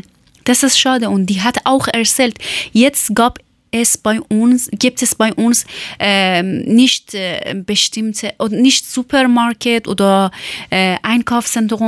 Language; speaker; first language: German; non-native, learner; Persian